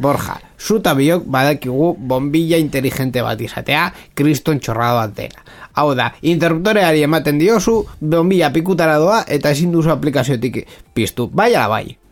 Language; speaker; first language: Basque; non-native, local second language; Spanish